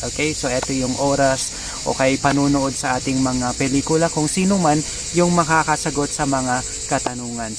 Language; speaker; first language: Filipino; native; Filipino